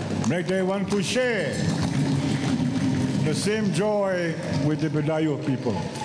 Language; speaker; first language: English; non-native, local second language; Malay